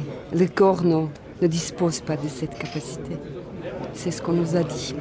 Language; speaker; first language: French; non-native, fluent; Bosnian